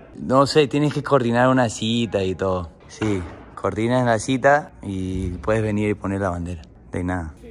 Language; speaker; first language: Spanish; non-native, fluent; English